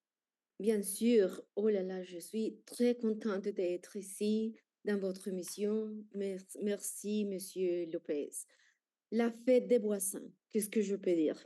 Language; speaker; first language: French; non-native, fluent; Spanish